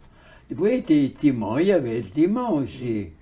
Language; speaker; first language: French; early bilingual, heritage; French